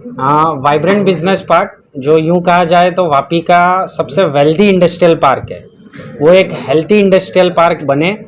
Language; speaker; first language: Hindi; non-native, local second language; Gujarati